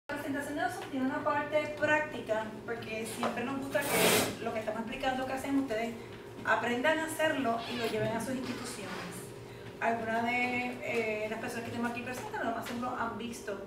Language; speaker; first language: Spanish; native; Spanish